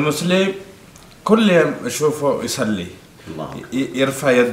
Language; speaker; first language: Arabic; non-native, learner; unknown